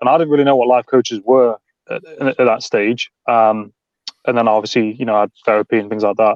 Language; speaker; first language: English; native; English